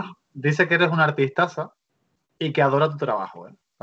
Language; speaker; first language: Spanish; native; Spanish